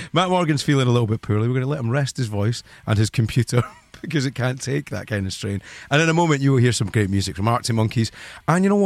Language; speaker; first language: English; native; English